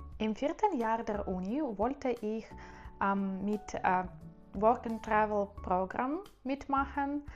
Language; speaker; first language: German; non-native, learner; Ukrainian